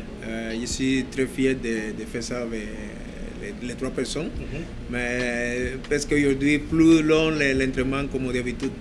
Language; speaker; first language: French; non-native, learner; Spanish